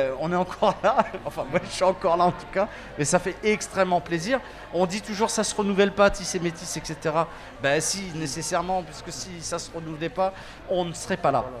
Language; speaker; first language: French; native; French